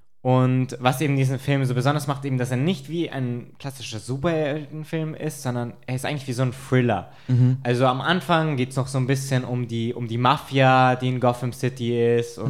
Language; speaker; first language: German; native; German